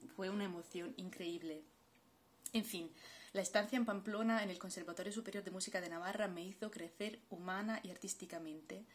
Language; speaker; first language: Spanish; non-native, fluent; Italian